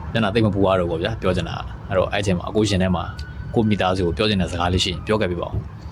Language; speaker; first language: Burmese; native; Burmese